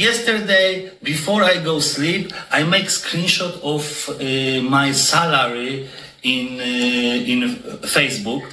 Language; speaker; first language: English; non-native, learner; Polish